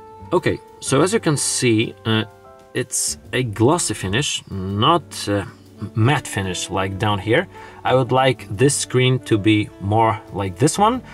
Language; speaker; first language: English; non-native, fluent; Polish